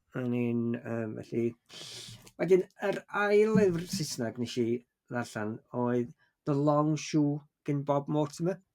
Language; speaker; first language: Welsh; native; Welsh